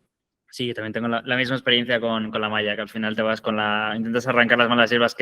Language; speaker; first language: Spanish; native; Spanish